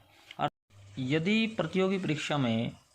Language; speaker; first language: Hindi; native; Hindi